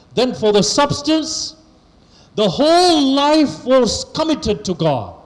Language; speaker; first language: English; non-native, local second language; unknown